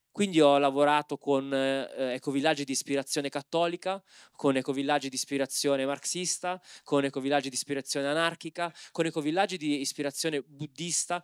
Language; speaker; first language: Italian; native; Italian